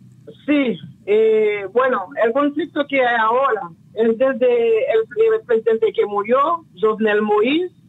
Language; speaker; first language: Spanish; non-native, local second language; Haitian Creole